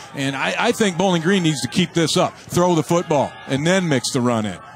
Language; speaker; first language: English; native; English